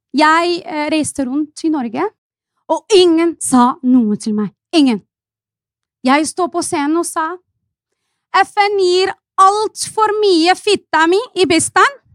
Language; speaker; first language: Norwegian; non-native, fluent; Arabic